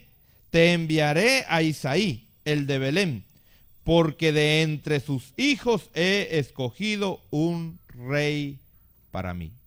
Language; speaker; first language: Spanish; native; Spanish